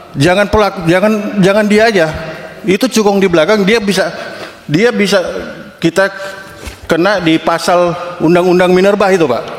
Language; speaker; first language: Indonesian; native; Indonesian